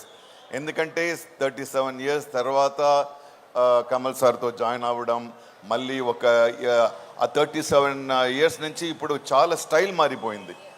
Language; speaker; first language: Telugu; non-native, fluent; Tamil